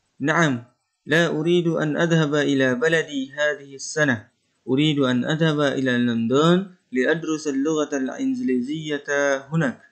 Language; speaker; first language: Arabic; non-native, fluent; Indonesian